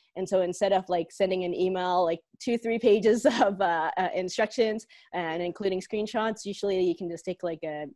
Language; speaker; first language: English; non-native, local second language; Cantonese